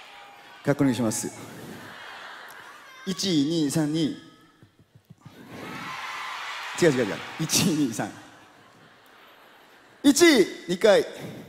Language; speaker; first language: Japanese; non-native, fluent; Korean